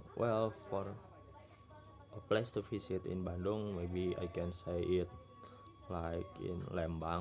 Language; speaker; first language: English; non-native, learner; Indonesian